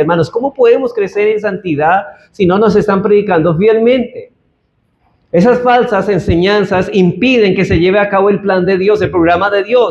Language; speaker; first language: Spanish; native; Spanish